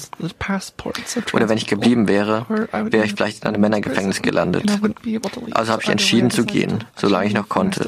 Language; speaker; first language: German; non-native, fluent; English